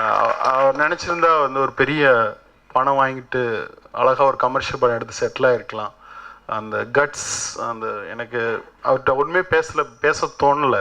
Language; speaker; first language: Tamil; native; Tamil